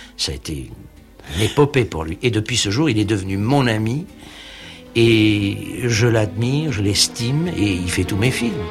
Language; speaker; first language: French; early bilingual, other home language; Armenian